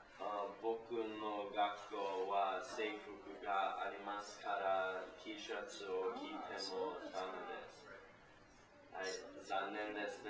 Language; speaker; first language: Japanese; non-native, learner; English